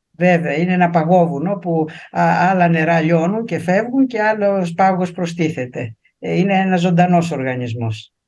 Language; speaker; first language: Greek; native; Greek